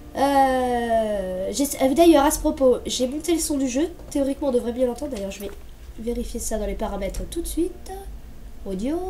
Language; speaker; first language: French; native; French